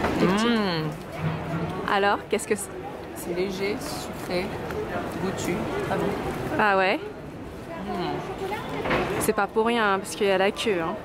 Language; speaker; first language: French; non-native, learner; Thai